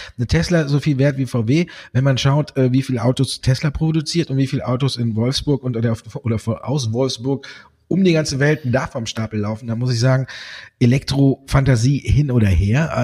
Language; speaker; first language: German; native; German